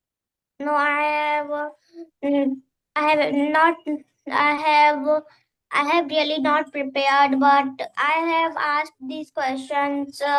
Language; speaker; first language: English; non-native, fluent; Hindi